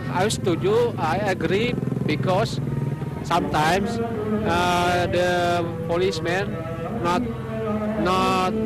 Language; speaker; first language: English; non-native, learner; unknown